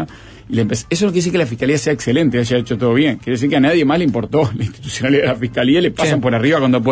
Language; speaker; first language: Spanish; native; Spanish